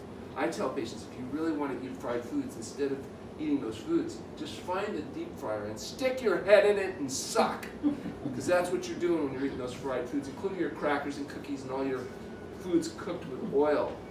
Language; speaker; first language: English; native; English